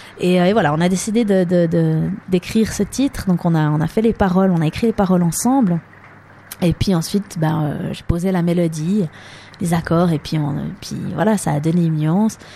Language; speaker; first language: French; native; French